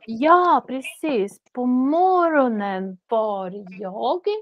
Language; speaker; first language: Swedish; non-native, fluent; Russian